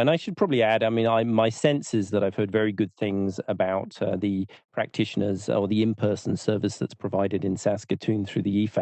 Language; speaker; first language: English; native; English